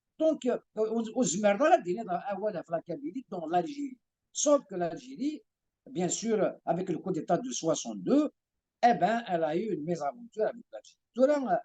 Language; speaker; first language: French; non-native, local second language; Kabyle